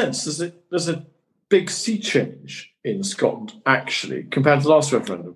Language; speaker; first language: English; native; English